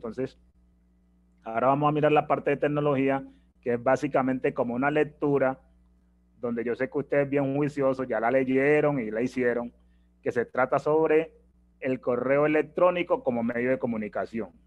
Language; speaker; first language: Spanish; native; Spanish